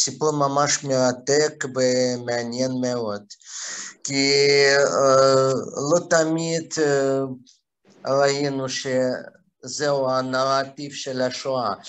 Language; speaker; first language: Hebrew; non-native, fluent; Russian